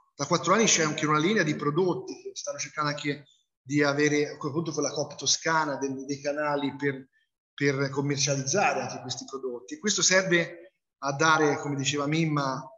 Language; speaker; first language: Italian; native; Italian